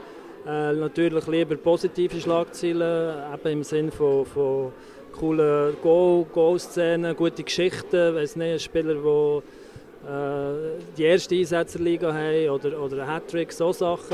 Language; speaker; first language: German; native; German